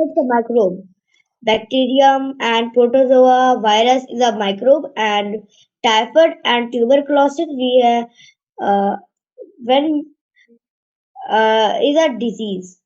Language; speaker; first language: English; non-native, learner; Hindi